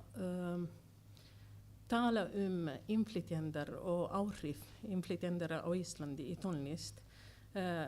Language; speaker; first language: Icelandic; non-native, learner; Italian